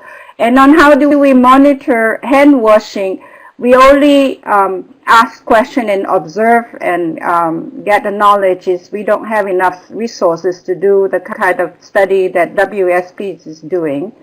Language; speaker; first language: English; non-native, fluent; Vietnamese